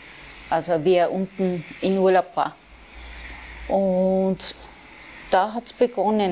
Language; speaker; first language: German; early bilingual, other home language; Turkish